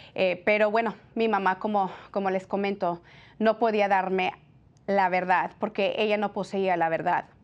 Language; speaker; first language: Spanish; early bilingual, heritage; Spanish